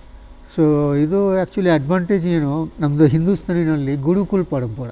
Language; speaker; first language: Kannada; non-native, learner; Bangla